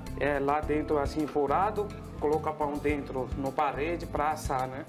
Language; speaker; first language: Portuguese; non-native, learner; Punjabi